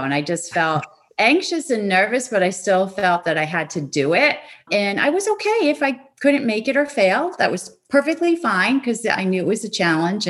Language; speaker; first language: English; native; English